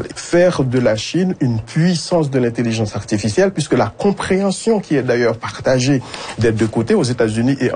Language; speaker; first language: French; native; French